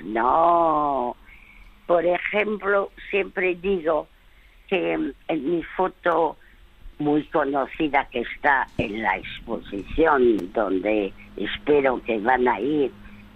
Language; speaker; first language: Spanish; early bilingual, other home language; French